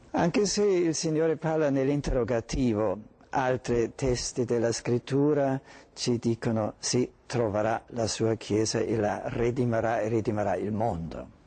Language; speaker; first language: Italian; non-native, fluent; German